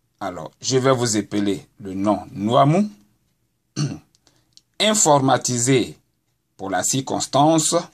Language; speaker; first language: French; non-native, local second language; Baoulé